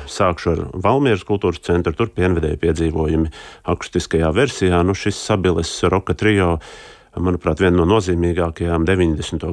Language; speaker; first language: Latvian; native; Latvian